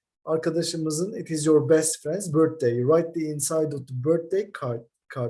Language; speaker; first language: English; non-native, fluent; Turkish